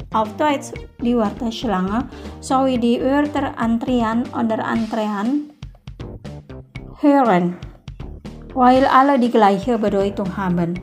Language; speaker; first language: German; non-native, fluent; Indonesian